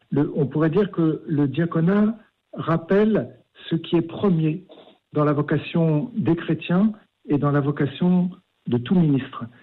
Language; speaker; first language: French; native; French